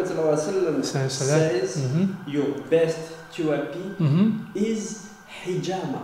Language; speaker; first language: English; non-native, learner; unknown